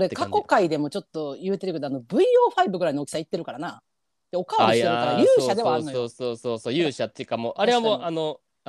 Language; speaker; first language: Japanese; native; Japanese